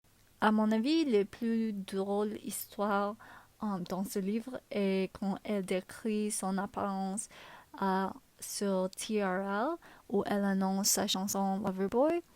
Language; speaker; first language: French; non-native, learner; English